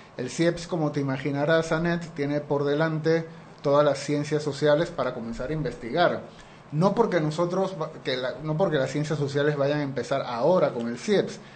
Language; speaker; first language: Spanish; native; Spanish